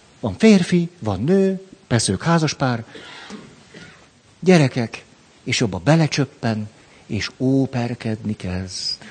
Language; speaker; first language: Hungarian; native; Hungarian